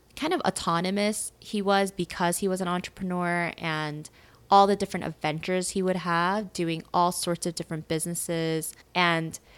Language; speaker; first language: English; native; English